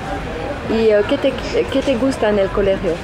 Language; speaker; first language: Spanish; non-native, fluent; French